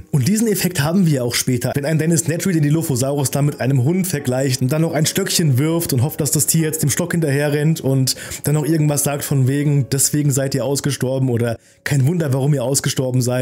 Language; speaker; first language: German; native; German